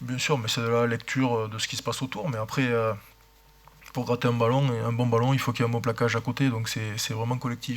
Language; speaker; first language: French; native; French